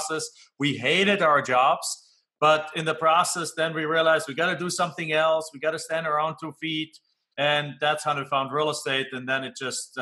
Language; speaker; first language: English; non-native, fluent; German